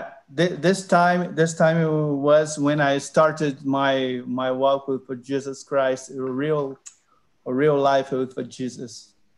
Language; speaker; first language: English; non-native, learner; Portuguese